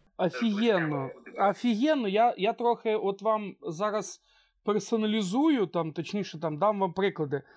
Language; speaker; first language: Ukrainian; non-native, local second language; Russian